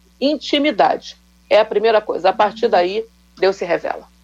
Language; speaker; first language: Portuguese; native; Portuguese